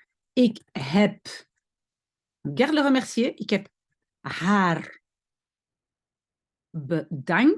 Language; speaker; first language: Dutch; non-native, fluent; French